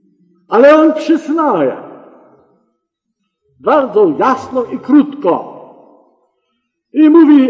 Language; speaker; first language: Polish; native; Polish